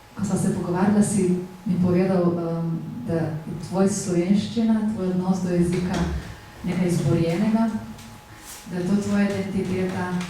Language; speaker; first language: Slovenian; native; Slovenian